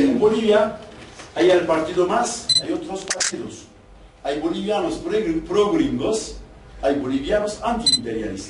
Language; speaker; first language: Spanish; non-native, fluent; Kurdish